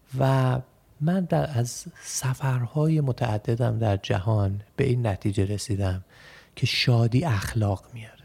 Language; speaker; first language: Persian; native; Persian